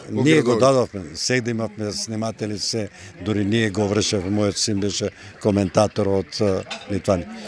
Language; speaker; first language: Macedonian; native; Macedonian